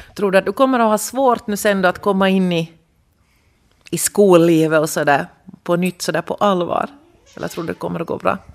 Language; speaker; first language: Swedish; native; Swedish